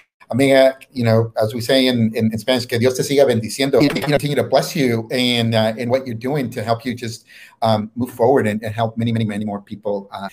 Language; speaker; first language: English; native; English